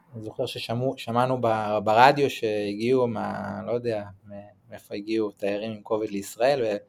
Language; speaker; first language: Hebrew; native; Hebrew